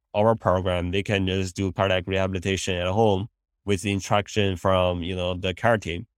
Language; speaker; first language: English; non-native, fluent; Chinese